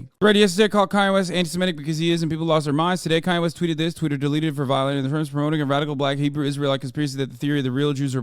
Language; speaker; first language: English; native; English